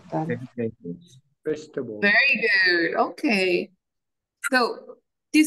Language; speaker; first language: English; non-native, fluent; Spanish